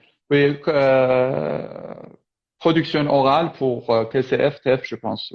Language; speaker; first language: French; non-native, fluent; Persian